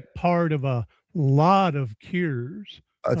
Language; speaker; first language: English; native; English